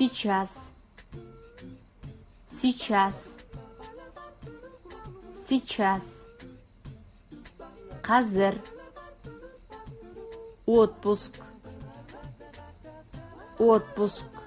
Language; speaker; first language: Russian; non-native, fluent; Kazakh